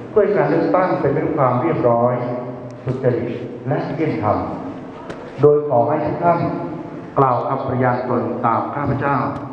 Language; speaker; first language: Thai; native; Thai